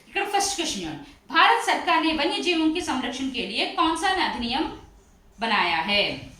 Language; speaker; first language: Hindi; non-native, local second language; Telugu